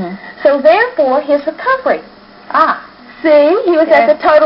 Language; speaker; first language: English; native; English